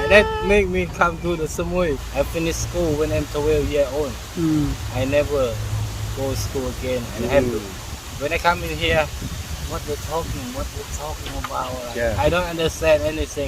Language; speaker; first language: English; non-native, learner; Thai